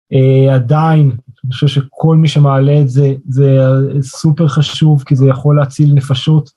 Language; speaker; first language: Hebrew; native; Hebrew